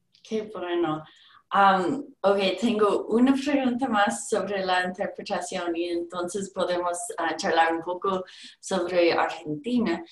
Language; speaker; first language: Spanish; non-native, learner; English